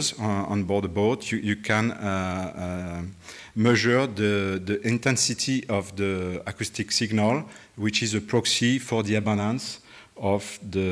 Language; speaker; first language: English; non-native, fluent; French